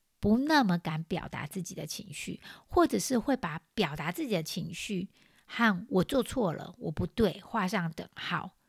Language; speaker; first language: Chinese; native; Chinese